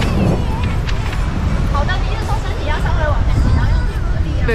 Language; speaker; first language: Chinese; native; Chinese